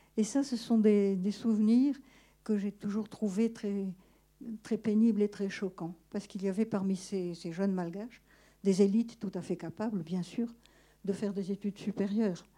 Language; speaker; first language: French; native; French